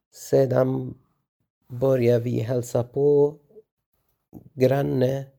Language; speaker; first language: Swedish; non-native, learner; Arabic